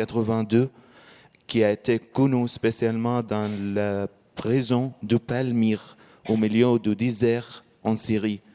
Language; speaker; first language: French; non-native, learner; Arabic